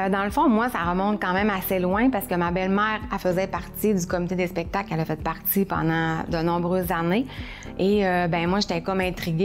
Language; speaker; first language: French; native; French